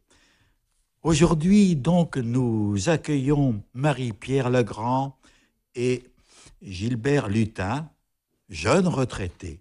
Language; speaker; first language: French; native; French